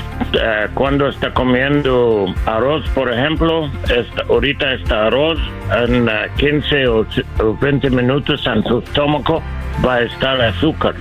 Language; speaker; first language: Spanish; non-native, learner; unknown